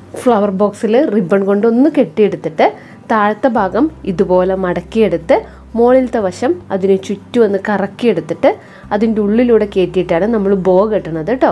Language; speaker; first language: Malayalam; native; Malayalam